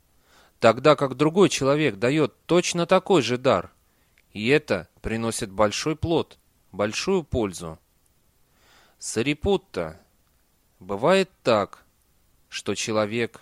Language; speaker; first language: Russian; native; Russian